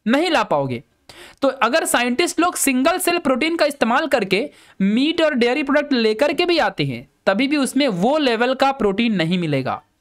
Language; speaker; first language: Hindi; native; Hindi